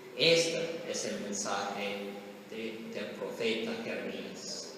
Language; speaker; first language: Spanish; non-native, learner; English